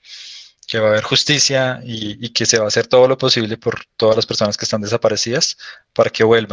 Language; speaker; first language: Spanish; native; Spanish